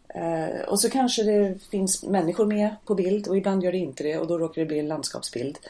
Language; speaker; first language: Swedish; non-native, fluent; English